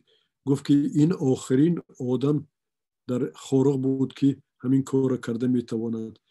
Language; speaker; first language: Persian; non-native, local second language; Shughni